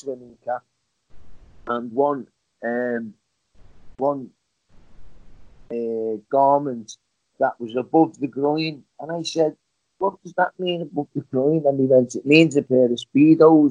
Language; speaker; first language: English; native; English